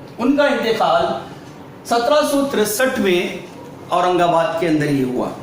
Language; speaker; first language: Urdu; native; Urdu